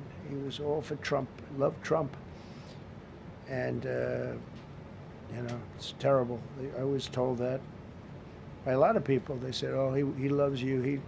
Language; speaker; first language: English; native; English